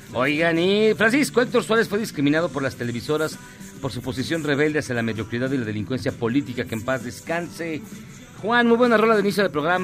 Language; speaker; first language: Spanish; native; Spanish